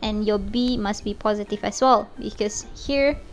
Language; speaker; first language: English; non-native, local second language; Malay